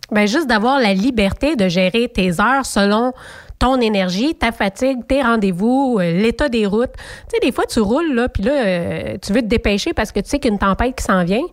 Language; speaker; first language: French; native; French